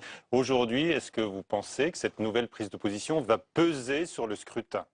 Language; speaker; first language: French; native; French